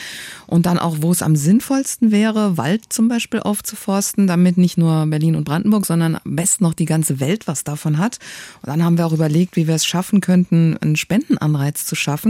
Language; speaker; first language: German; native; German